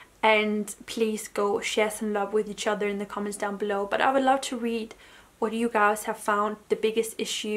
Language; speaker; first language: English; non-native, fluent; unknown